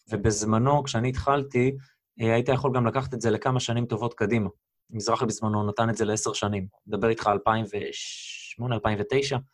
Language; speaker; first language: Hebrew; early bilingual, other home language; Russian